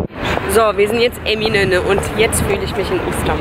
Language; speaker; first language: German; early bilingual, other home language; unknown